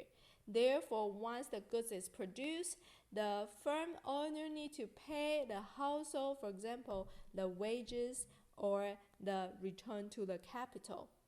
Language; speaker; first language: English; non-native, fluent; Chinese